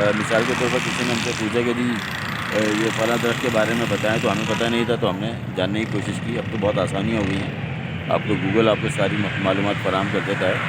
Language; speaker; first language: Urdu; non-native, local second language; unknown